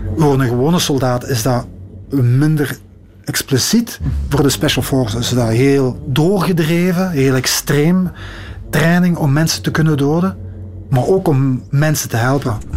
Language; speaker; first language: Dutch; native; Dutch